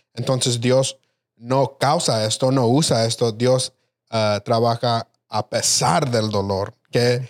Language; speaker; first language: Spanish; early bilingual, heritage; Spanish